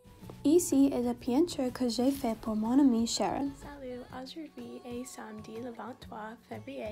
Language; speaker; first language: French; non-native, learner; English